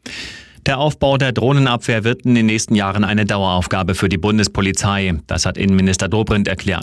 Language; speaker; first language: German; native; German